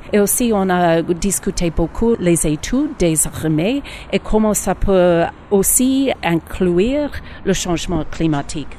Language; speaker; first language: French; non-native, learner; English